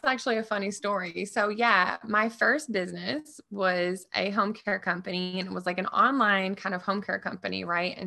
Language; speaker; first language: English; native; English